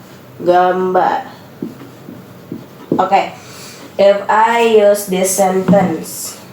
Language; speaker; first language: English; non-native, learner; Indonesian